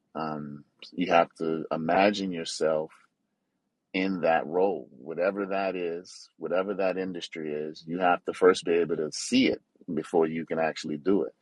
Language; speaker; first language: English; native; English